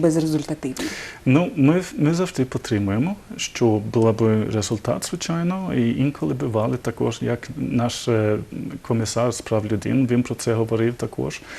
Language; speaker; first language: Ukrainian; non-native, learner; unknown